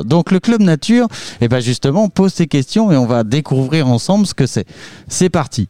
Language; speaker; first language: French; native; French